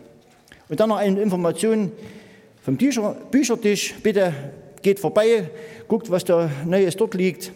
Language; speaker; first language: German; native; German